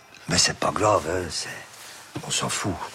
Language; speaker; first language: French; non-native, local second language; Dutch